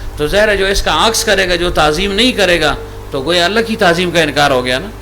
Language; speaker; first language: Urdu; non-native, local second language; Pashto